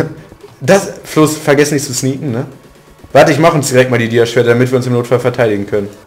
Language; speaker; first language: German; native; German